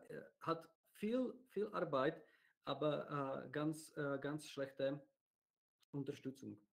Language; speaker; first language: German; non-native, learner; Czech